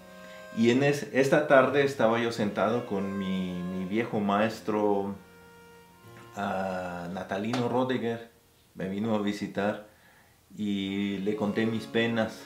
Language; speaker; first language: Spanish; non-native, fluent; German